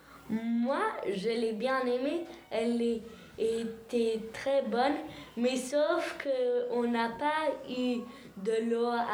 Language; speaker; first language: French; early bilingual, heritage; French